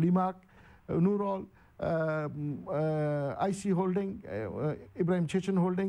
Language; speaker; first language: Turkish; non-native, learner; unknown